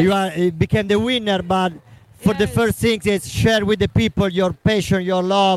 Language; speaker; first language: English; non-native, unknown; Italian